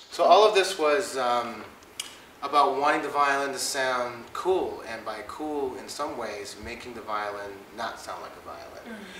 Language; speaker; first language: English; native; English